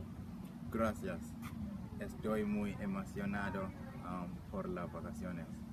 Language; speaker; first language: Spanish; non-native, learner; English